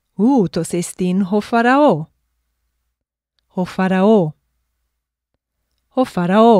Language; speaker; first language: Greek; non-native, fluent; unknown